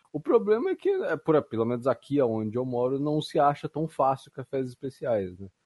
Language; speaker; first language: Portuguese; native; Portuguese